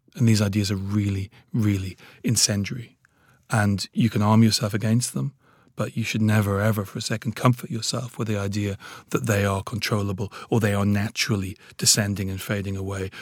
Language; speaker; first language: English; native; English